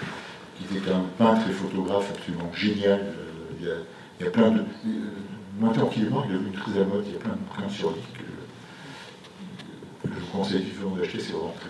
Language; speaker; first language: French; native; French